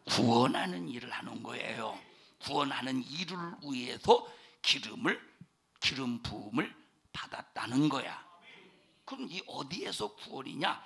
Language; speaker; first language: Korean; native; Korean